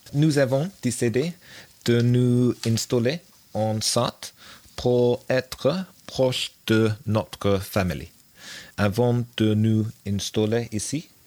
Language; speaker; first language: French; non-native, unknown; English